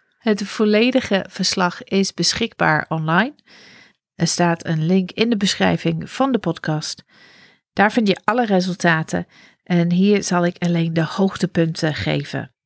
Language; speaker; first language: Dutch; non-native, fluent; English